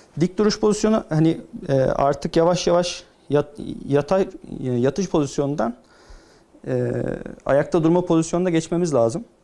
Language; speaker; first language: Turkish; native; Turkish